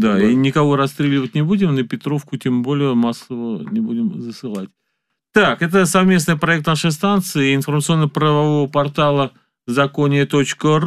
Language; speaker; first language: Russian; native; Russian